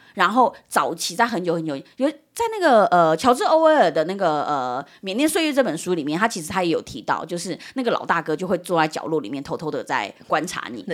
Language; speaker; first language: Chinese; early bilingual, heritage; Chinese